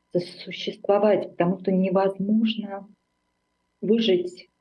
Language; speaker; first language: Russian; non-native, local second language; Armenian